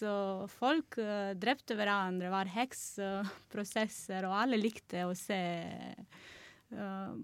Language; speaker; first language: Norwegian; non-native, learner; Romanian